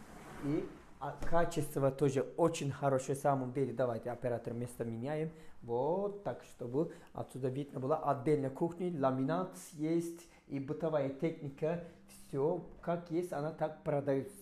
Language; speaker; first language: Russian; non-native, fluent; Turkish